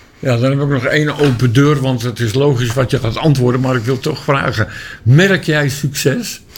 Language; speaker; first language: Dutch; native; Dutch